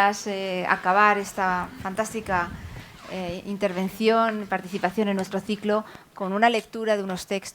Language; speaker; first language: Spanish; native; Spanish